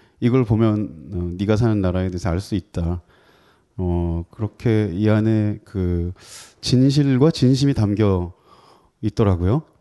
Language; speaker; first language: Korean; native; Korean